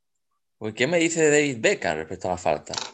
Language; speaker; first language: Spanish; native; Spanish